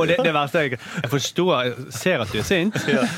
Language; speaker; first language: Norwegian; native; Norwegian